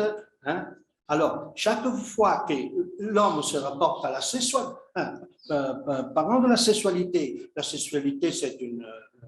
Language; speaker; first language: French; non-native, fluent; Italian